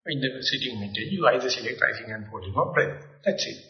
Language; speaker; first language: English; non-native, local second language; Sinhala